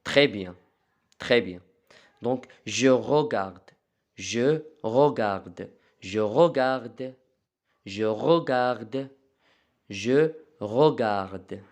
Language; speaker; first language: French; non-native, local second language; Arabic